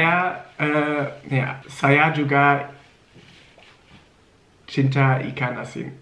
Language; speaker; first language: Indonesian; non-native, learner; German